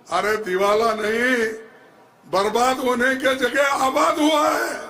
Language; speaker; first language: Hindi; non-native, local second language; Kannada